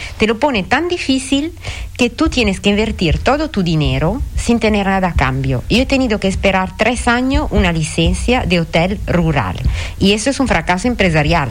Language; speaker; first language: Spanish; non-native, fluent; Italian